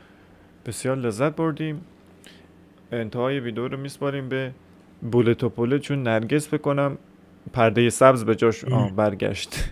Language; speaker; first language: Persian; native; Persian